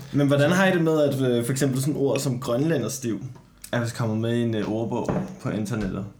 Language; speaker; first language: Danish; early bilingual, other home language; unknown